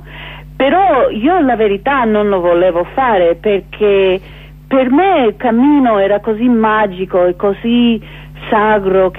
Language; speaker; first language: Italian; non-native, fluent; English